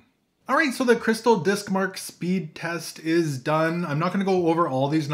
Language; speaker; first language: English; native; English